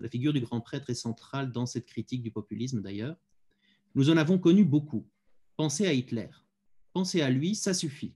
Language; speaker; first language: French; native; French